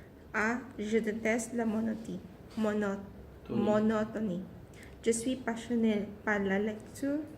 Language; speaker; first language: French; non-native, learner; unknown